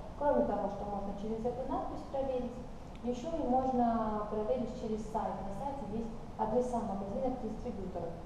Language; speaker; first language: Russian; non-native, local second language; Armenian